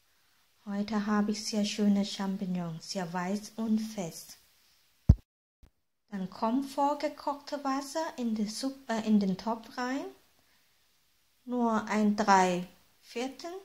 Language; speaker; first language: German; non-native, fluent; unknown